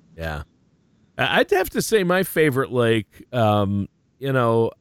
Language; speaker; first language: English; native; English